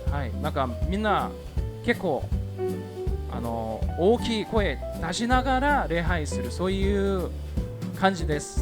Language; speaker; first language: Japanese; non-native, fluent; Korean